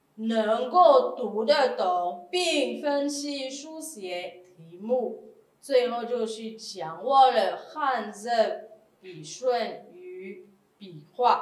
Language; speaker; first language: Chinese; non-native, fluent; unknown